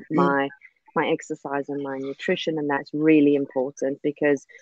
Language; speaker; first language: English; native; English